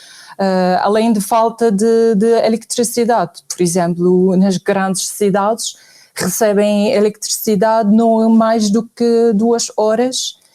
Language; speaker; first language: Portuguese; non-native, fluent; Arabic